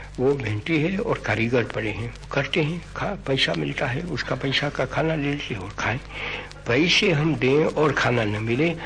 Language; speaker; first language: Hindi; non-native, local second language; Gujarati